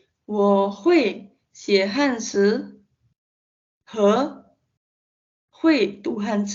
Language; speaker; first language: Chinese; non-native, fluent; Indonesian